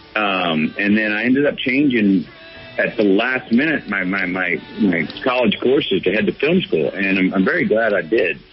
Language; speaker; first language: English; native; English